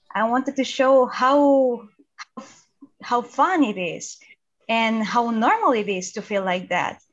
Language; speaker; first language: English; non-native, fluent; Spanish